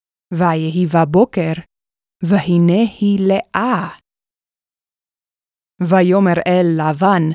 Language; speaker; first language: Hebrew; non-native, fluent; English